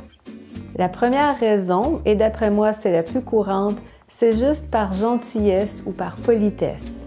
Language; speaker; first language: French; native; French